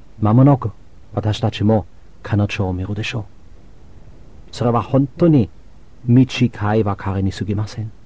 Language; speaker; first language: Japanese; non-native, fluent; German